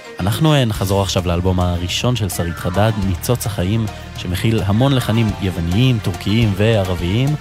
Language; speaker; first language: Hebrew; native; Hebrew